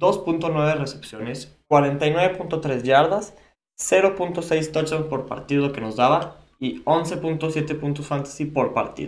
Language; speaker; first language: Spanish; native; Spanish